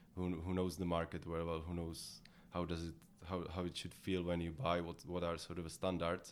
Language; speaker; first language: English; non-native, fluent; Czech